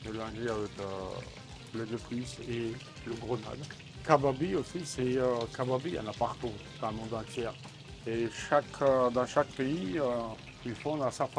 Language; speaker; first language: French; non-native, learner; Georgian